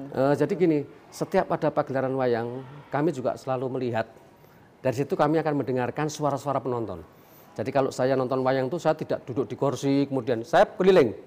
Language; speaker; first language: Indonesian; non-native, local second language; Javanese